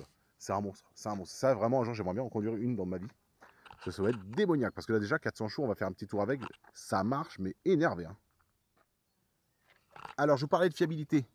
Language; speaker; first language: French; native; French